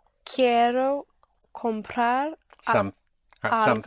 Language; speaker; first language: Spanish; non-native, learner; English